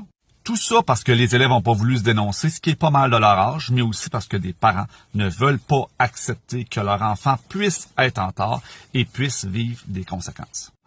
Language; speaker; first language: French; native; French